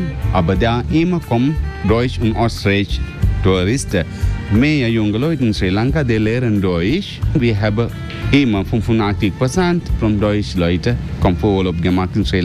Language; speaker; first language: German; non-native, learner; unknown